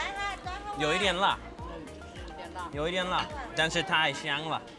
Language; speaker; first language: Chinese; non-native, learner; English